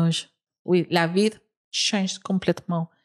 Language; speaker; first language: French; non-native, learner; Spanish